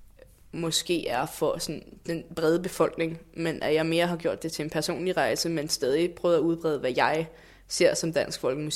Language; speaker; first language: Danish; native; Danish